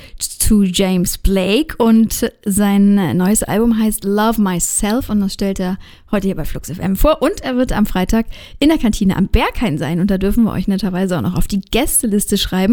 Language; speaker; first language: German; native; German